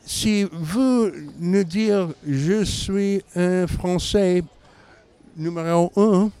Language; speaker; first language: French; non-native, learner; English